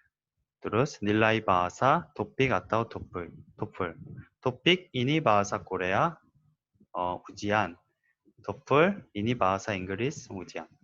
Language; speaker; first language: Indonesian; non-native, learner; Korean